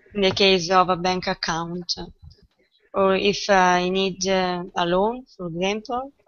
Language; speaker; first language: English; non-native, learner; Italian